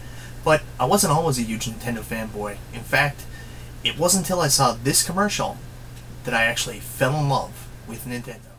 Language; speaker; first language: English; native; English